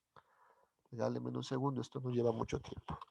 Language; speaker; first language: Spanish; native; Spanish